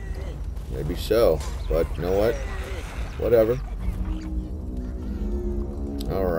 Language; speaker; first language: English; native; English